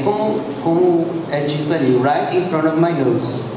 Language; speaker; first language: Portuguese; native; Portuguese